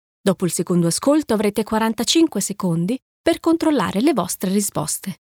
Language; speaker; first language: Italian; native; Italian